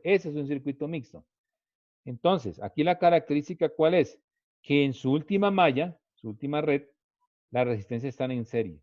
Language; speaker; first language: Spanish; native; Spanish